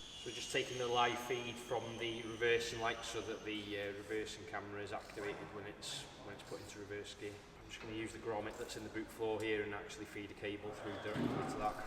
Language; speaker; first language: English; native; English